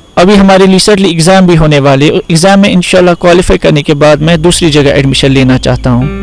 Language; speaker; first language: Urdu; non-native, local second language; Kashmiri